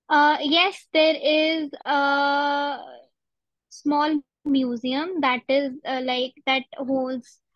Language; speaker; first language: English; non-native, local second language; Punjabi